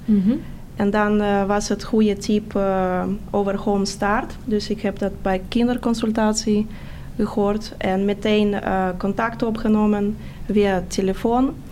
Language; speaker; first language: Dutch; non-native, fluent; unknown